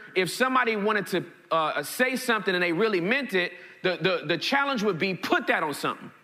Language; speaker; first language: English; native; English